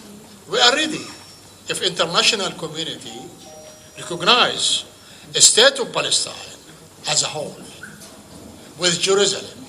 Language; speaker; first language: English; non-native, fluent; Arabic